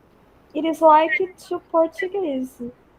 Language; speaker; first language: English; non-native, learner; Portuguese